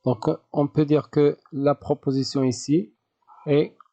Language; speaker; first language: French; non-native, local second language; Arabic